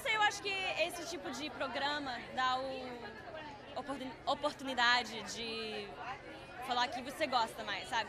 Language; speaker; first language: Portuguese; early bilingual, heritage; English